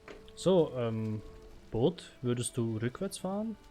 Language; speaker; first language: German; native; German